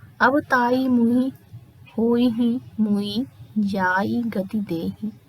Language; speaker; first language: Hindi; native; Hindi